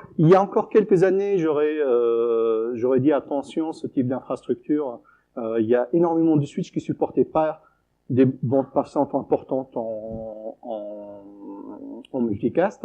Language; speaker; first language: French; native; French